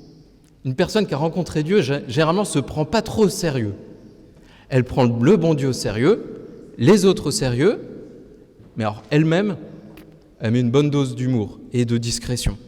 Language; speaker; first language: French; native; French